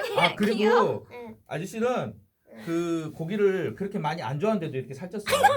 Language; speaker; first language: Korean; native; Korean